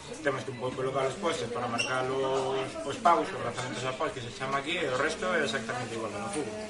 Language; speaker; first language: Galician; non-native, local second language; Spanish